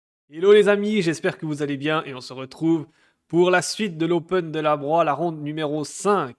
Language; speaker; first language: French; native; French